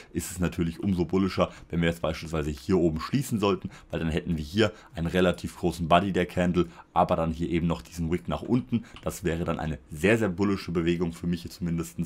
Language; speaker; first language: German; native; German